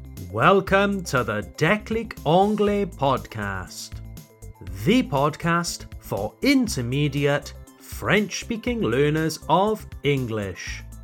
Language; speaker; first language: English; native; English